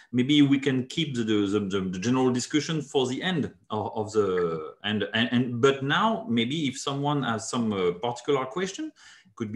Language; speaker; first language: English; non-native, fluent; French